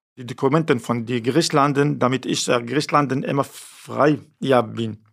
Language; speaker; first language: German; non-native, fluent; Arabic